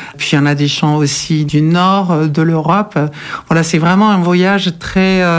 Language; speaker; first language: French; non-native, fluent; German